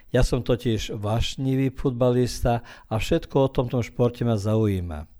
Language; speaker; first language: Slovak; early bilingual, heritage; Slovak